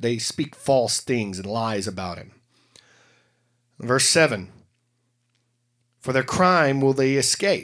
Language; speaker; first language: English; native; English